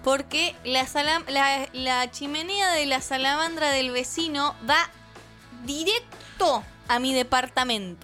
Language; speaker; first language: Spanish; native; Spanish